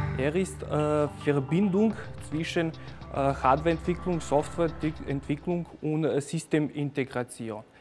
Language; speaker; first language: German; non-native, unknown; Serbian